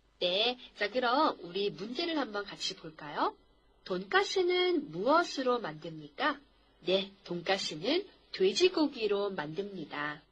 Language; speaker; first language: Korean; non-native, fluent; Chinese